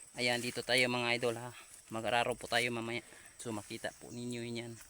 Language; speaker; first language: Filipino; non-native, local second language; Masbatenyo